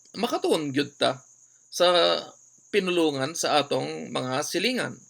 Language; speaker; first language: Cebuano; non-native, local second language; Pampanga